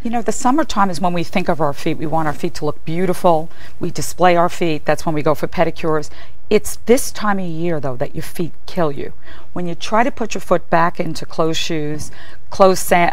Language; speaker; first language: English; native; English